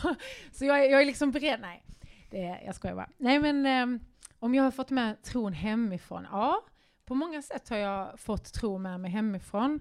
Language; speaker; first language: Swedish; native; Swedish